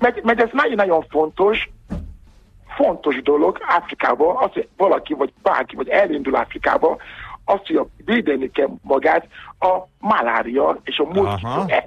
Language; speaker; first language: Hungarian; non-native, learner; Yoruba